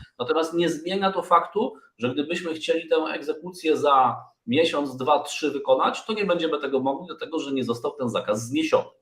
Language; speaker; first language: Polish; native; Polish